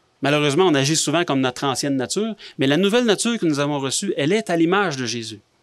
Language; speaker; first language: French; native; French